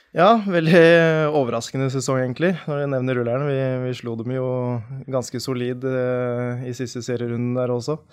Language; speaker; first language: Norwegian; native; Norwegian